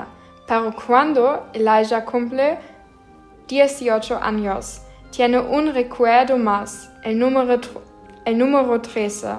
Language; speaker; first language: Spanish; non-native, learner; German